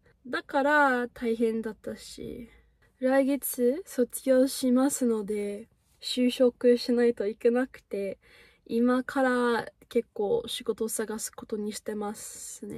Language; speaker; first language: Japanese; non-native, fluent; English